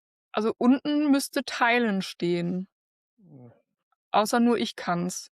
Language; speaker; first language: German; native; German